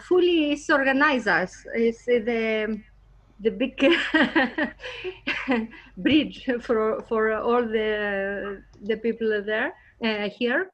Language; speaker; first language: English; non-native, learner; Greek